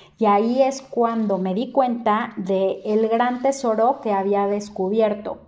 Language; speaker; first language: Spanish; native; Spanish